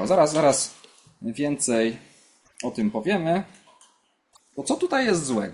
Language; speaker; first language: Polish; native; Polish